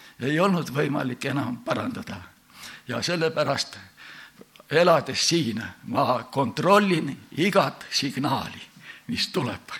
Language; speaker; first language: Estonian; native; Estonian